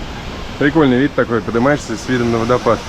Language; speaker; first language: Russian; native; Russian